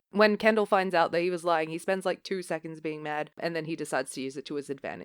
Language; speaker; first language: English; native; English